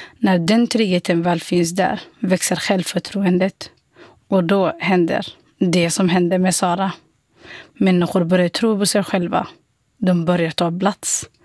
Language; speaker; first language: Swedish; non-native, fluent; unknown